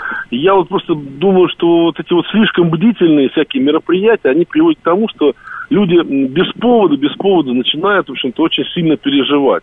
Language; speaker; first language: Russian; native; Russian